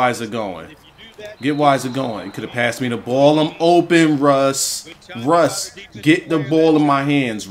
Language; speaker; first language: English; native; English